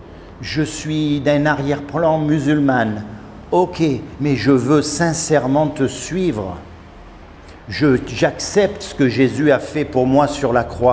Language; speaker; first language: French; native; French